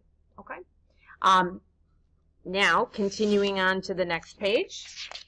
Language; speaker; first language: English; native; English